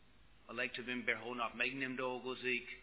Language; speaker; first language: Hungarian; non-native, learner; English